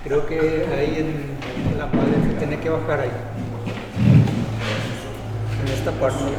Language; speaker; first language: Spanish; non-native, local second language; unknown